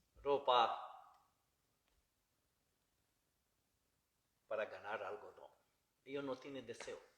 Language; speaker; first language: Spanish; non-native, learner; Bangla